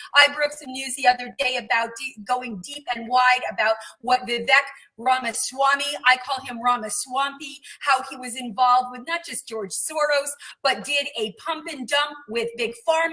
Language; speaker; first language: English; native; English